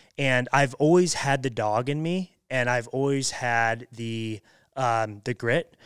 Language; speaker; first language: English; native; English